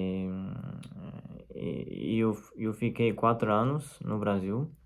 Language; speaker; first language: Portuguese; non-native, fluent; Chinese